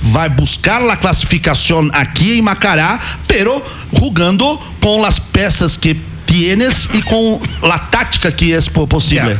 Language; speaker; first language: Spanish; non-native, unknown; Portuguese